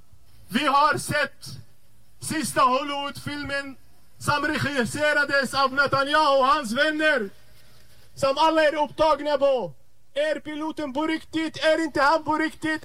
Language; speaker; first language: Swedish; non-native, fluent; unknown